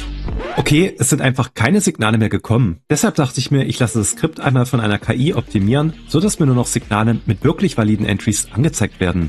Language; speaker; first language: German; native; German